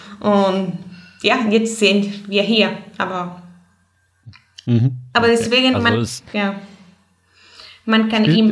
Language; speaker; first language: German; non-native, fluent; Spanish